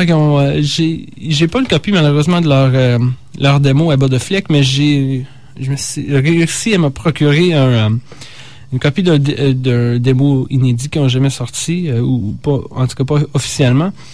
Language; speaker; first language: French; native; French